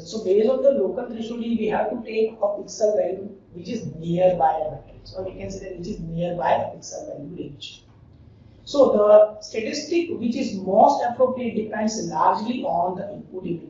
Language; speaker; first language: English; non-native, local second language; Gujarati